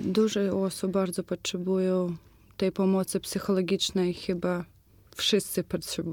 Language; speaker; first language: Polish; non-native, fluent; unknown